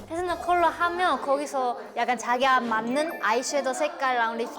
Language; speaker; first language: Korean; non-native, fluent; Chinese